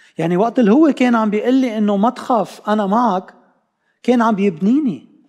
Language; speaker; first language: Arabic; non-native, local second language; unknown